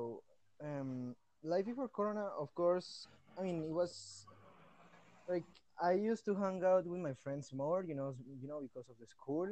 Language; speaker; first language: English; non-native, fluent; Spanish